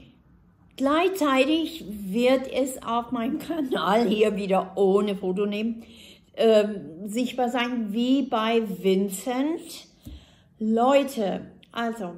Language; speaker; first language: German; non-native, fluent; English